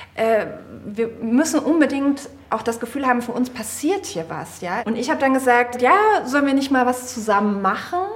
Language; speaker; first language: German; native; German